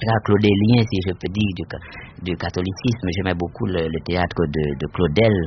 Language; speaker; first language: French; non-native, local second language; Haitian Creole